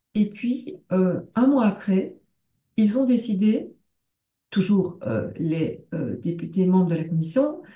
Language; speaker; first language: French; native; French